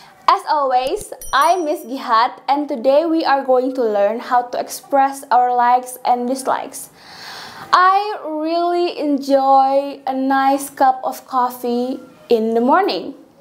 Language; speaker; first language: English; non-native, fluent; Indonesian